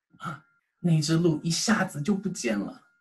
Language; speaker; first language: Chinese; native; Chinese